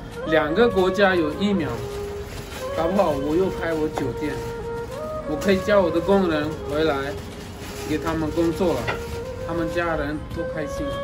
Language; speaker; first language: Chinese; non-native, fluent; Hindi